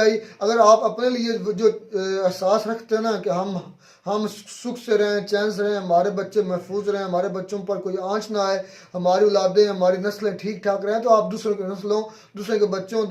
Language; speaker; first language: Urdu; non-native, local second language; Kashmiri